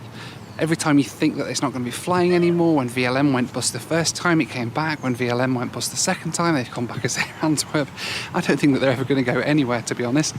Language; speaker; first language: English; native; English